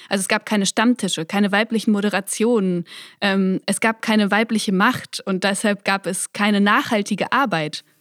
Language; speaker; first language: German; native; German